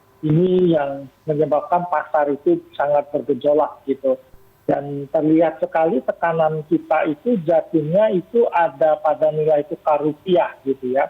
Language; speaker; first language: Indonesian; native; Indonesian